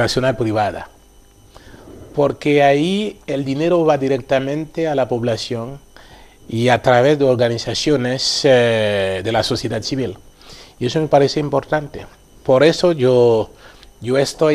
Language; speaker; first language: Spanish; non-native, fluent; Haitian Creole